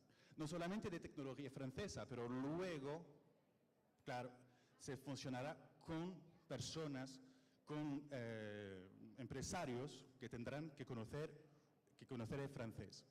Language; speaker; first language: Spanish; non-native, fluent; French